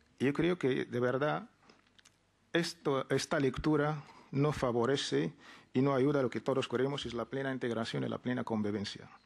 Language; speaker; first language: Spanish; non-native, fluent; Arabic